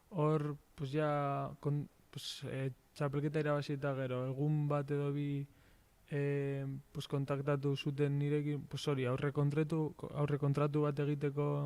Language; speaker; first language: Basque; non-native, local second language; Spanish